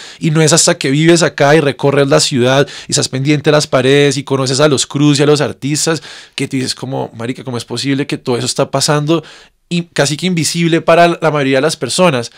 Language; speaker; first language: Spanish; native; Spanish